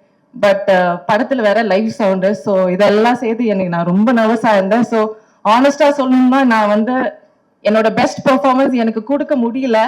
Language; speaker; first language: Tamil; non-native, local second language; Malayalam